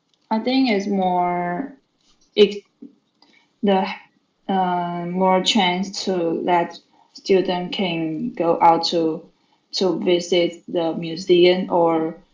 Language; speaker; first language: English; non-native, learner; Chinese